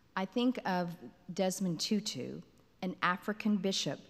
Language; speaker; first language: English; native; English